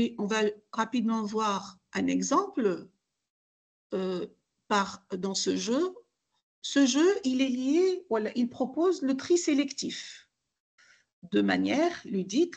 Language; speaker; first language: French; non-native, local second language; Arabic